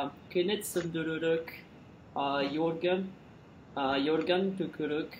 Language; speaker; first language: Azerbaijani; non-native, learner; French